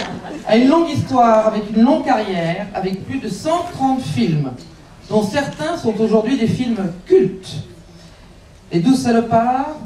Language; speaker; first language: French; native; French